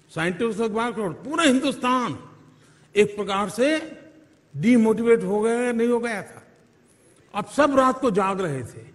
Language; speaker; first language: Hindi; native; Hindi